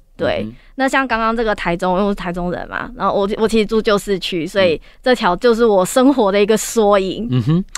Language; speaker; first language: Chinese; native; Chinese